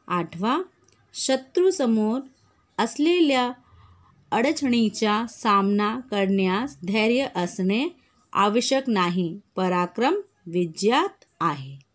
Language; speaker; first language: Marathi; non-native, local second language; Hindi